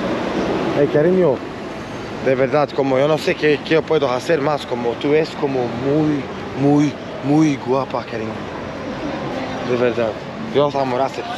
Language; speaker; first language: Spanish; non-native, learner; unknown